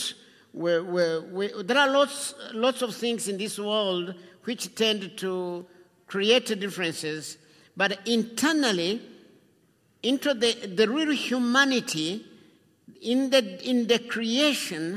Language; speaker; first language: English; non-native, local second language; Kinyarwanda